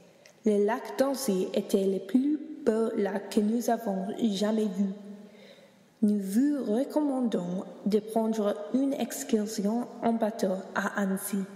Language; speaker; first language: French; non-native, learner; English